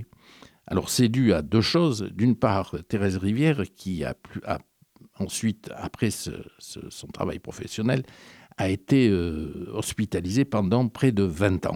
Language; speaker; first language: French; native; French